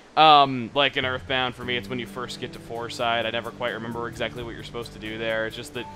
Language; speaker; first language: English; native; English